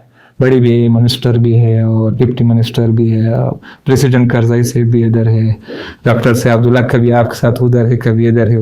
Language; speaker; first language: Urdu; non-native, learner; Pashto